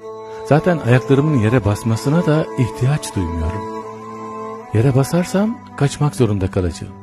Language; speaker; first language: Turkish; native; Turkish